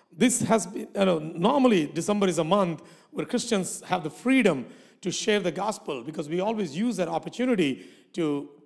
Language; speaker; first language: English; non-native, local second language; Malayalam